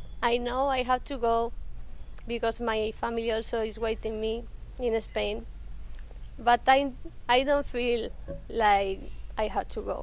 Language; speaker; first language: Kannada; non-native, learner; Spanish